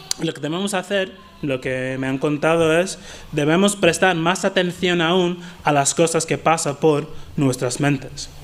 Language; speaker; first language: Spanish; non-native, fluent; English